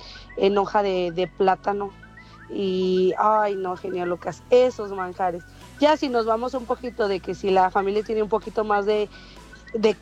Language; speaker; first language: Spanish; native; Spanish